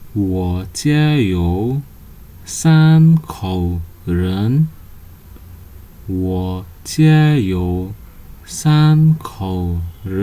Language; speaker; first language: Chinese; non-native, fluent; Nepali